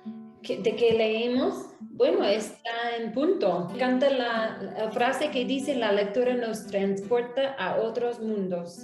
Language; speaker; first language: Spanish; non-native, fluent; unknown